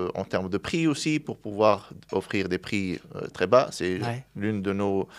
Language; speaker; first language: French; non-native, local second language; Arabic